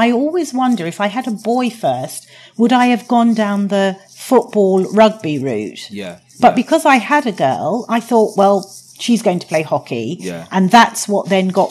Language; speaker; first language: English; native; English